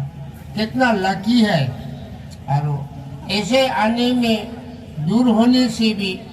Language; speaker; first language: Hindi; non-native, local second language; Bodo